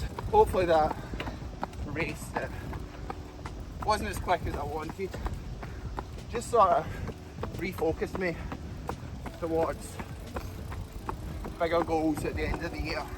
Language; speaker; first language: English; native; English